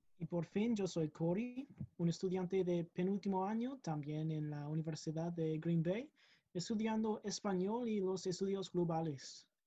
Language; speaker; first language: Spanish; non-native, learner; English